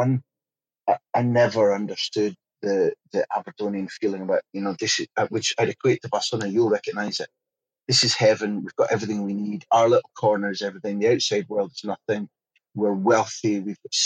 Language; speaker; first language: English; native; English